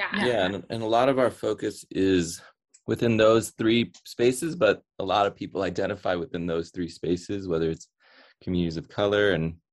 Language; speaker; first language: English; early bilingual, other home language; Hindi